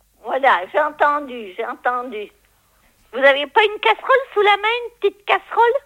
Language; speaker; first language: French; native; French